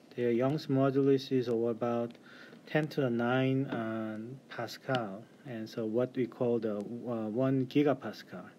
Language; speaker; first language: English; non-native, fluent; Korean